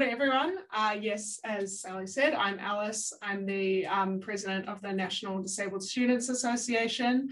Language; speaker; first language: English; native; English